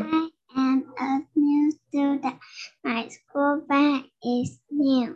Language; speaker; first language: English; non-native, learner; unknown